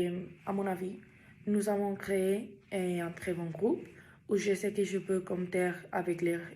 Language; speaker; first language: French; non-native, learner; Spanish